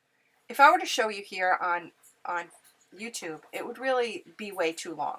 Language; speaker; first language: English; native; English